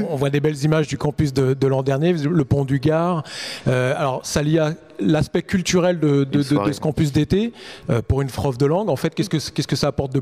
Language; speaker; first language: French; native; French